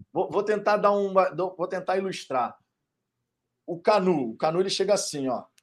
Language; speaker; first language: Portuguese; native; Portuguese